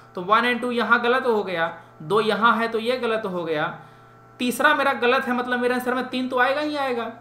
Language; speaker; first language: Hindi; native; Hindi